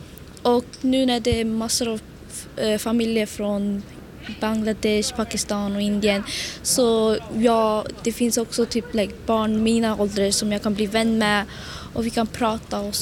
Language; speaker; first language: Swedish; early bilingual, other home language; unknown